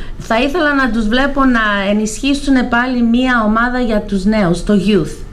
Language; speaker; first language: Greek; early bilingual, heritage; Greek